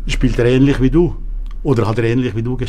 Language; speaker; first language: German; native; German